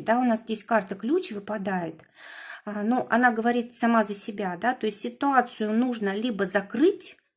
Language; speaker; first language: Russian; native; Russian